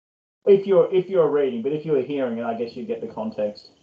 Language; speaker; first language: English; non-native, learner; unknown